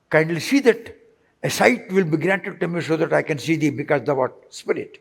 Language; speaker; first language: English; non-native, local second language; Telugu